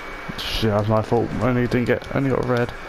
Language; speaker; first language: English; native; English